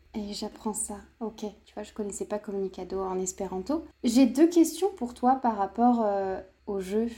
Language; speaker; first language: French; native; French